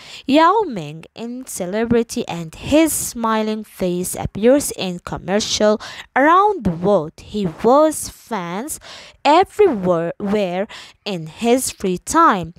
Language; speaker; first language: English; non-native, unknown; Arabic